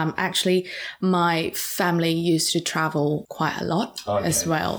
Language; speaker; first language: English; non-native, fluent; Thai